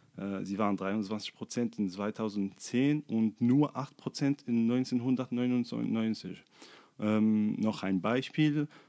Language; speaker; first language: German; non-native, fluent; Arabic